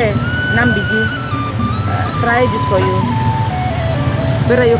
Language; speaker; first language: English; non-native, learner; Indonesian